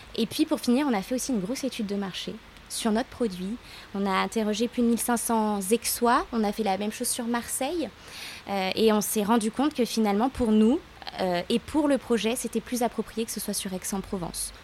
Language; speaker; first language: French; native; French